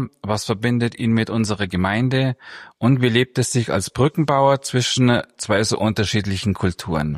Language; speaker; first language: German; native; German